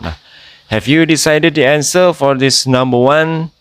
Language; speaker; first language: English; non-native, fluent; Indonesian